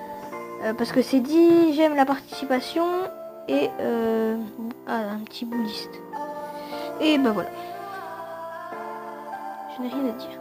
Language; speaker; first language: French; native; French